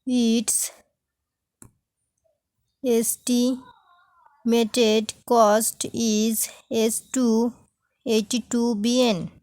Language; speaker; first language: English; non-native, local second language; Bangla